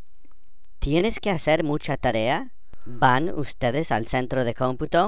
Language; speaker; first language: Spanish; non-native, learner; English